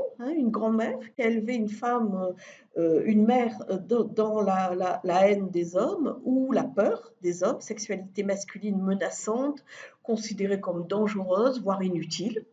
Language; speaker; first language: French; native; French